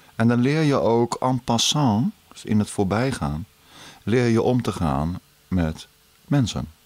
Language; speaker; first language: Dutch; native; Dutch